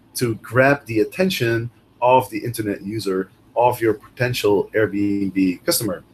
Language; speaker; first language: English; non-native, fluent; Dutch